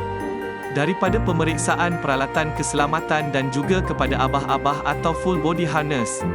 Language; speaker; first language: Malay; native; Malay